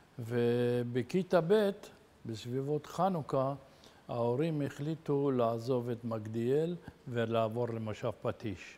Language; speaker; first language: Hebrew; early bilingual, other home language; Arabic